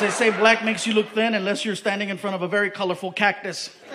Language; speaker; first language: English; native; English